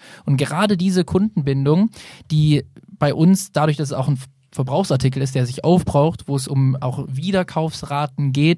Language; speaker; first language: German; native; German